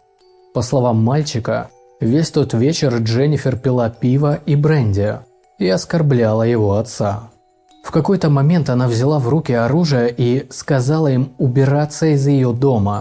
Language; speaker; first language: Russian; native; Russian